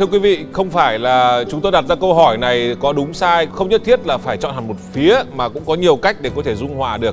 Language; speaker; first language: Vietnamese; native; Vietnamese